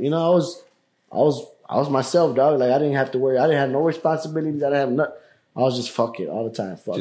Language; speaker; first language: English; early bilingual, other home language; Spanish